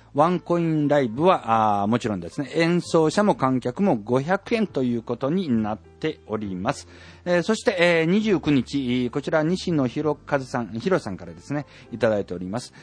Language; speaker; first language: Japanese; native; Japanese